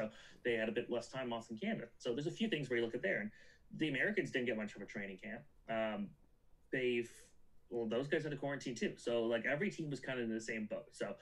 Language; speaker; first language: English; native; English